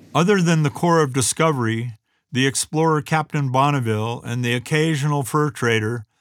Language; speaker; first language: English; native; English